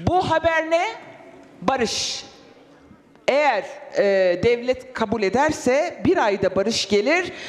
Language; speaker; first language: Turkish; non-native, local second language; Kurdish